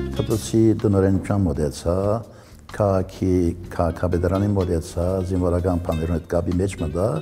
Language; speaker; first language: Armenian; early bilingual, heritage; Armenian